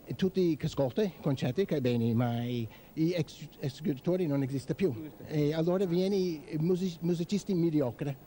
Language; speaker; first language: Italian; non-native, fluent; English